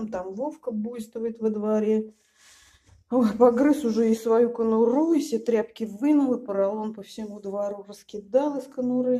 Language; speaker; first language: Russian; native; Russian